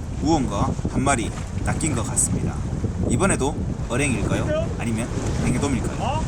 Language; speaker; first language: Korean; native; Korean